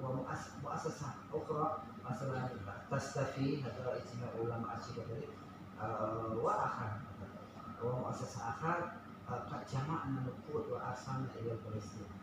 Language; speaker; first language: Arabic; non-native, learner; Indonesian